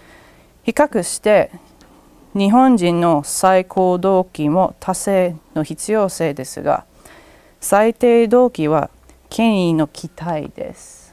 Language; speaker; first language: Japanese; non-native, learner; English